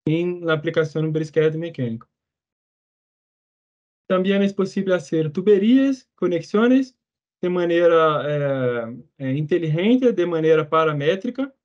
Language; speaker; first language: Spanish; non-native, fluent; Portuguese